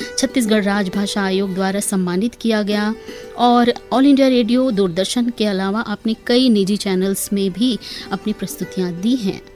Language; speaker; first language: Hindi; native; Hindi